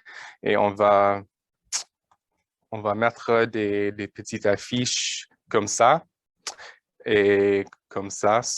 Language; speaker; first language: French; non-native, learner; English